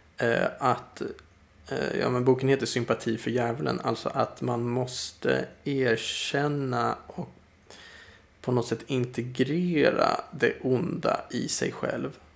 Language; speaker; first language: Swedish; native; Swedish